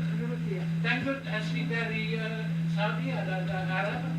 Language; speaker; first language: Indonesian; non-native, learner; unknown